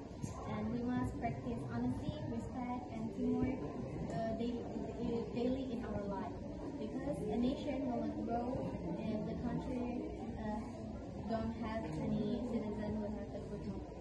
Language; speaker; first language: English; non-native, learner; Indonesian